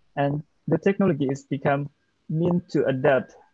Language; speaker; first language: English; non-native, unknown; Indonesian